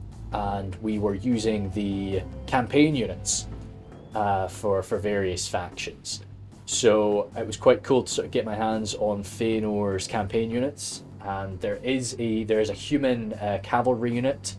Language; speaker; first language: English; native; English